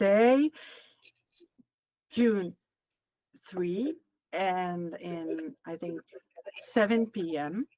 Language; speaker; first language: English; non-native, learner; Hungarian